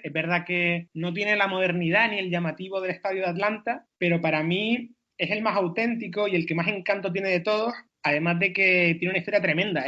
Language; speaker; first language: Spanish; native; Spanish